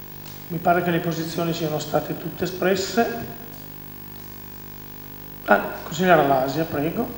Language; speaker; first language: Italian; native; Italian